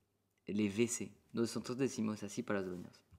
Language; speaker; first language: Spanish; non-native, fluent; French